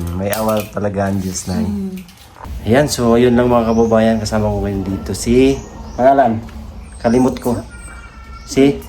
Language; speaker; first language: Filipino; non-native, local second language; Cebuano